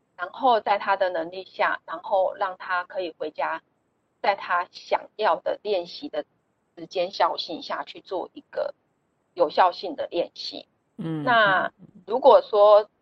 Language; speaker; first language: Chinese; native; Chinese